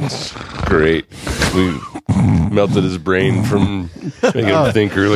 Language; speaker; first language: English; native; English